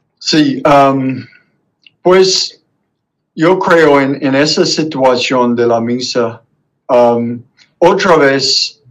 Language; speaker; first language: Spanish; non-native, fluent; English